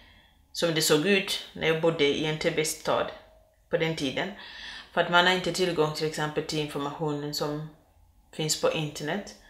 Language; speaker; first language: Swedish; non-native, fluent; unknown